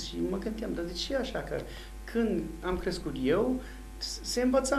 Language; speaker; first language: Romanian; non-native, fluent; English